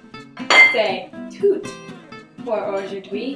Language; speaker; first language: French; non-native, learner; English